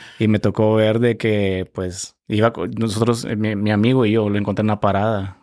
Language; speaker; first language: Spanish; native; Spanish